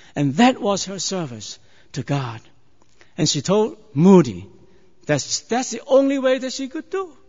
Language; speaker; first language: English; non-native, fluent; Chinese